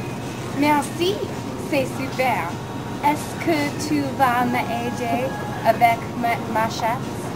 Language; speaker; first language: French; non-native, learner; English